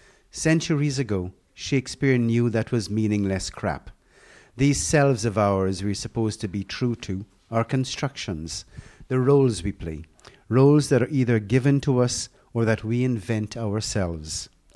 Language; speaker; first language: English; native; English